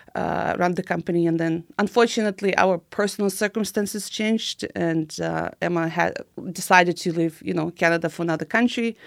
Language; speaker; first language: English; non-native, fluent; Ukrainian